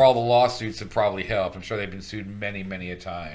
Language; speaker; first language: English; native; English